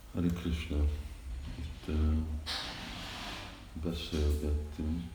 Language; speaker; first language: Hungarian; early bilingual, heritage; Hungarian